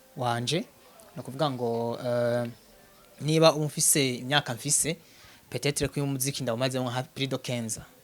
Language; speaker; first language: Rundi; native; Rundi